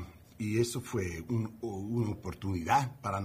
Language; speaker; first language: Spanish; non-native, learner; English